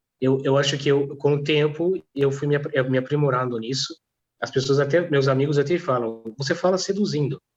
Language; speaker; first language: Portuguese; non-native, fluent; Polish